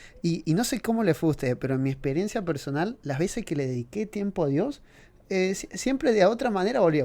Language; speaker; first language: Spanish; native; Spanish